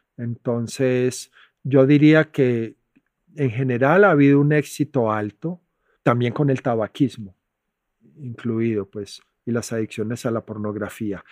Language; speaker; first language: Spanish; native; Spanish